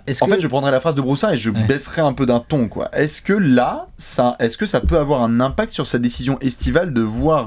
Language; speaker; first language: French; native; French